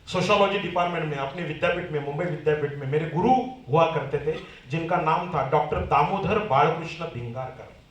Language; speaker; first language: Hindi; non-native, local second language; Marathi